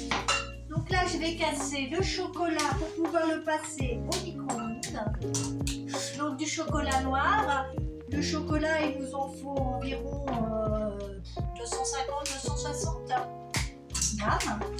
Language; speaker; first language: French; native; French